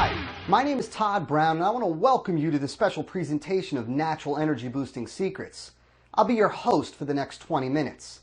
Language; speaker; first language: English; native; English